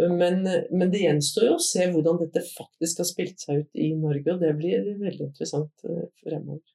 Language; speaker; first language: Norwegian; native; Norwegian